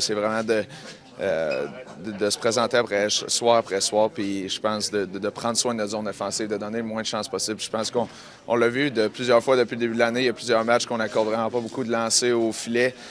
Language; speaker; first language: French; native; French